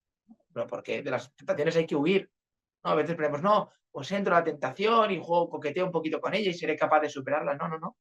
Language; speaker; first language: Spanish; native; Spanish